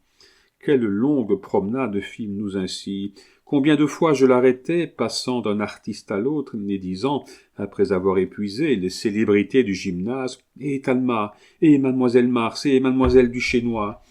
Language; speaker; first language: French; native; French